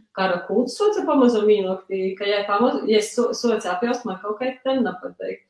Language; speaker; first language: Latvian; early bilingual, other home language; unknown